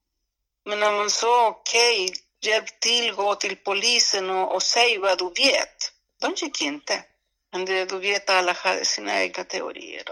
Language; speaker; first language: Swedish; non-native, fluent; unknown